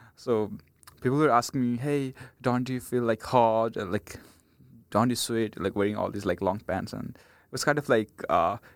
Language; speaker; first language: English; non-native, local second language; Nepali